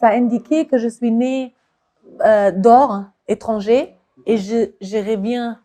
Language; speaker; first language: French; non-native, fluent; German